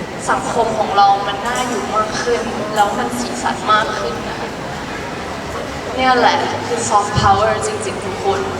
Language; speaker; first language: Thai; early bilingual, heritage; Thai